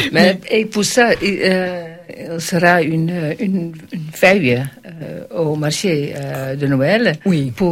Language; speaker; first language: French; non-native, learner; Dutch